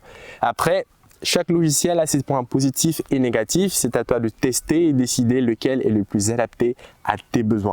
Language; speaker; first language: French; native; French